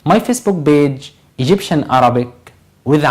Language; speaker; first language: English; non-native, fluent; Arabic